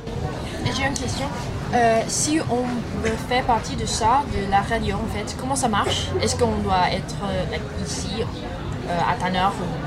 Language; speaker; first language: French; non-native, fluent; English